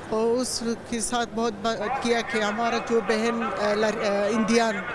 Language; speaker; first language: Hindi; non-native, learner; Persian